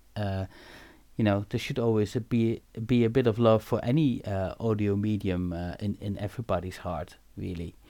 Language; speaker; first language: English; non-native, fluent; Dutch